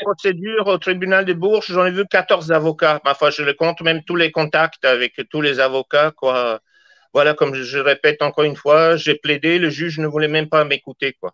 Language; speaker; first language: French; native; French